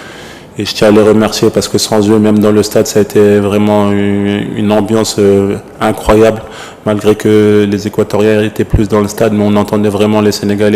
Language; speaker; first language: French; native; French